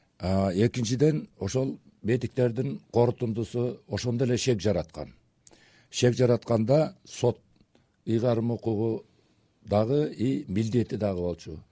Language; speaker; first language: Kyrgyz; native; Kyrgyz